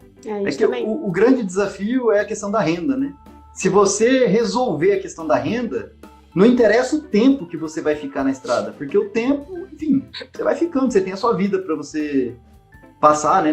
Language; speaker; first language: Portuguese; native; Portuguese